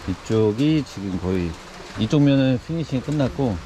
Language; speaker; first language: Korean; native; Korean